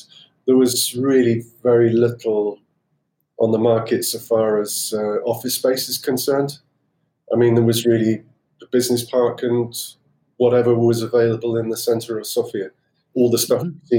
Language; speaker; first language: English; native; English